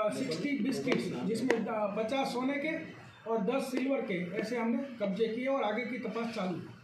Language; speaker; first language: Hindi; non-native, local second language; Gujarati